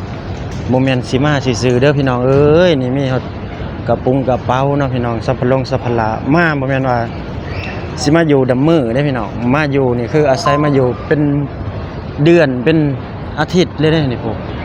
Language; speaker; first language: Thai; non-native, local second language; Lao